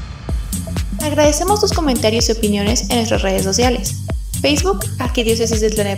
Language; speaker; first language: Spanish; native; Spanish